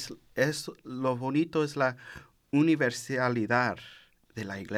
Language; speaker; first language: Spanish; early bilingual, heritage; Spanish